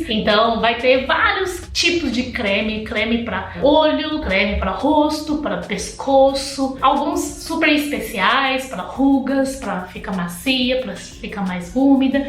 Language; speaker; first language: Portuguese; non-native, fluent; Chinese